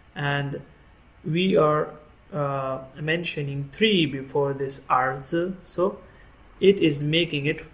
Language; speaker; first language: English; non-native, local second language; Hindi